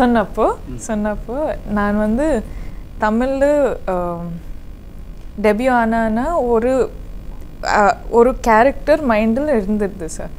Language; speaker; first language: Tamil; non-native, learner; Kodava